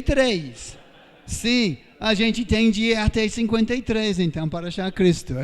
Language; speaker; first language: Portuguese; non-native, fluent; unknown